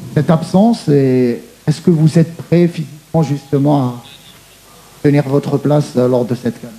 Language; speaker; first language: French; non-native, local second language; Arabic